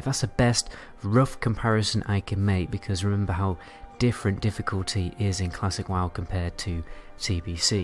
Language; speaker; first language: English; native; English